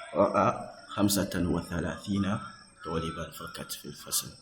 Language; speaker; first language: Arabic; non-native, fluent; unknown